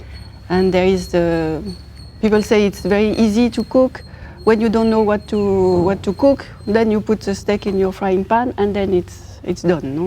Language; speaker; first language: English; non-native, fluent; French